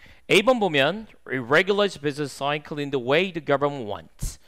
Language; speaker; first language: English; non-native, fluent; Korean